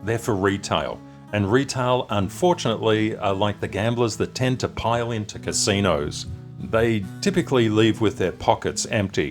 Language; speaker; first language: English; native; English